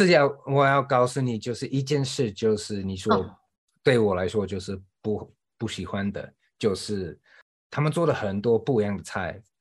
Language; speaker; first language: Chinese; non-native, fluent; English